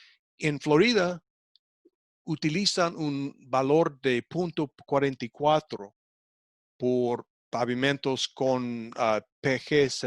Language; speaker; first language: Spanish; non-native, fluent; English